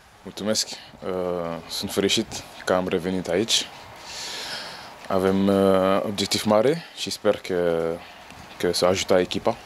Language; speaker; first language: Romanian; non-native, learner; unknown